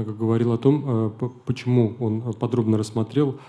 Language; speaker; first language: Russian; native; Russian